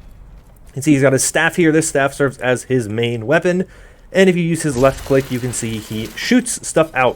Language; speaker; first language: English; native; English